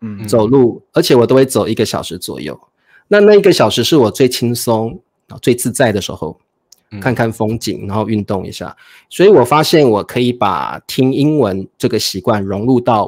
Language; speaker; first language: Chinese; native; Chinese